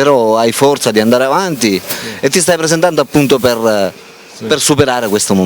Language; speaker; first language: Italian; native; Italian